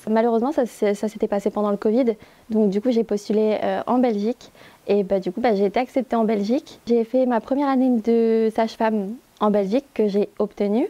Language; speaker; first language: French; native; French